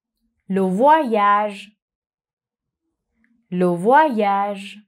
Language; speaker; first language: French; non-native, fluent; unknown